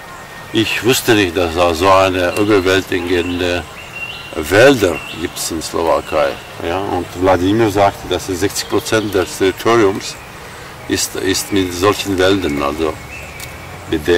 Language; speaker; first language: German; non-native, fluent; Armenian